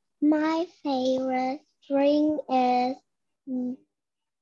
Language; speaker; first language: English; non-native, learner; Vietnamese